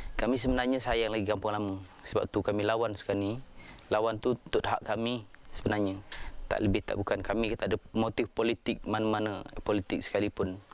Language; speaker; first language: Malay; non-native, local second language; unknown